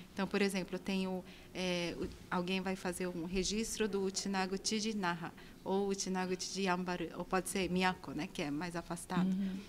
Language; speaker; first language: Portuguese; native; Portuguese